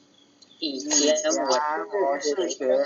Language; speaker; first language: Chinese; non-native, learner; Lao